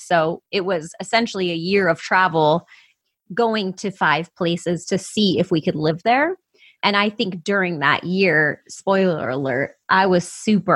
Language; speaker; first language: English; native; English